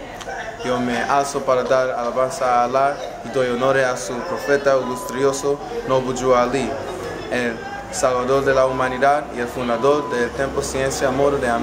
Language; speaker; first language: Spanish; non-native, learner; English